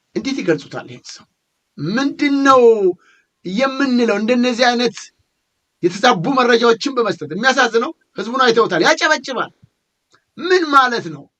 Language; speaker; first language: Amharic; native; Amharic